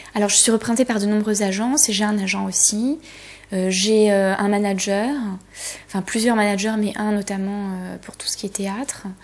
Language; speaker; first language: French; early bilingual, other home language; Polish